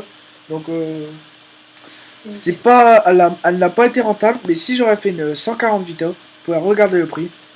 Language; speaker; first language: French; native; French